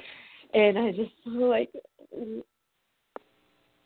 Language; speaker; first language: English; non-native, fluent; Japanese